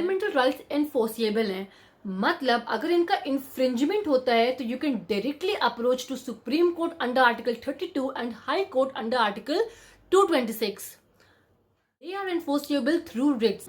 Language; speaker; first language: Hindi; native; Hindi